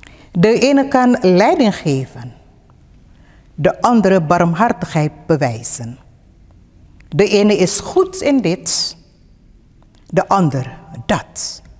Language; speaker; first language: Dutch; non-native, fluent; Indonesian